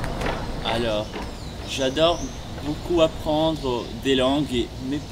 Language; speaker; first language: French; non-native, fluent; Portuguese